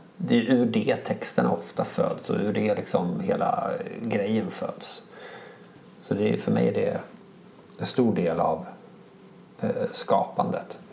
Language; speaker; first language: Swedish; native; Swedish